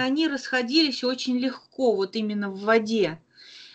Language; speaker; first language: Russian; native; Russian